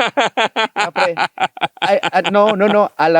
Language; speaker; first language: French; non-native, learner; Spanish